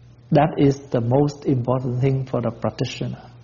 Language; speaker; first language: English; non-native, fluent; Vietnamese